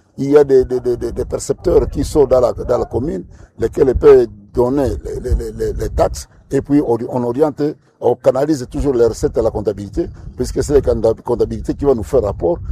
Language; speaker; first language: French; non-native, local second language; Nande